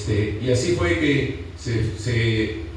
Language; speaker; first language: Spanish; native; Spanish